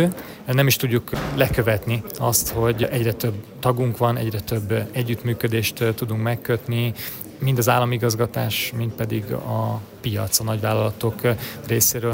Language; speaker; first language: Hungarian; native; Hungarian